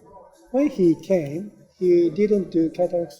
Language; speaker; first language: English; non-native, learner; Japanese